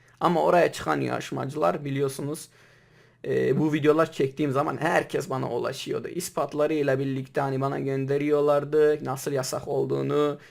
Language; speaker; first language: Turkish; non-native, local second language; Kurdish